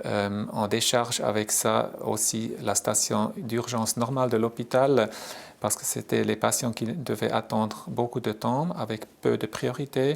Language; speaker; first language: French; non-native, local second language; German